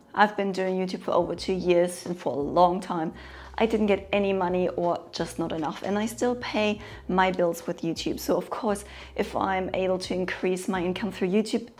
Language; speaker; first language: English; non-native, fluent; German